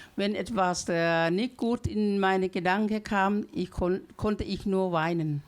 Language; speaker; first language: German; non-native, learner; Thai